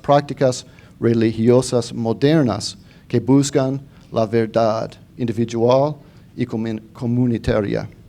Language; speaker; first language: Spanish; non-native, fluent; English